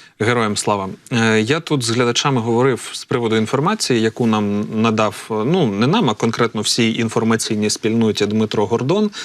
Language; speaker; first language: Ukrainian; native; Ukrainian